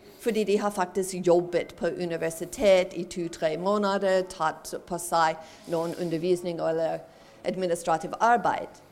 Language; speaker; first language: Norwegian; non-native, fluent; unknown